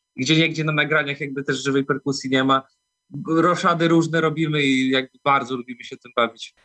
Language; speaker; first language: Polish; native; Polish